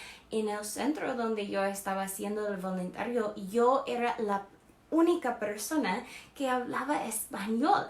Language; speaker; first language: Spanish; non-native, fluent; English